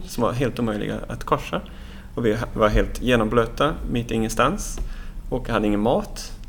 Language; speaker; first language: Swedish; non-native, fluent; Portuguese